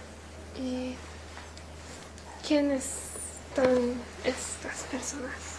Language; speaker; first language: Spanish; non-native, learner; English